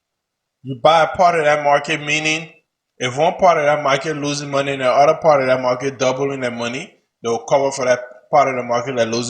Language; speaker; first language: English; native; English